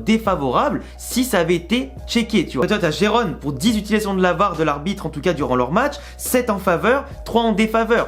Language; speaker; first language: French; native; French